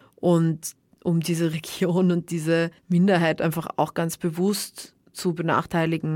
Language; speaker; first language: German; native; German